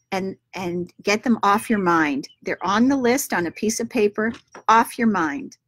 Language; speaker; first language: English; native; English